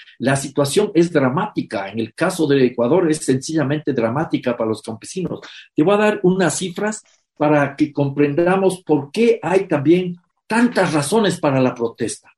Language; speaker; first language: Spanish; native; Spanish